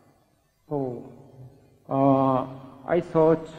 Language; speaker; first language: English; non-native, learner; Japanese